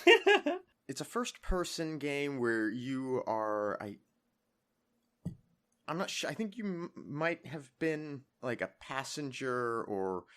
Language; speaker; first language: English; native; English